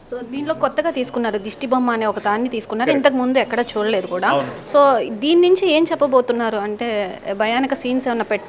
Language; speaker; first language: Telugu; native; Telugu